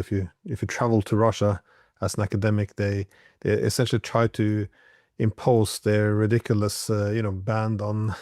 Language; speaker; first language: English; non-native, fluent; Norwegian